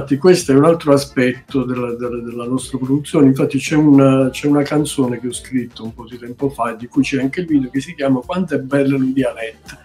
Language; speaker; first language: Italian; native; Italian